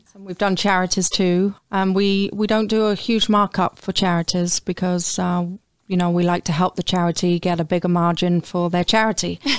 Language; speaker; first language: English; native; English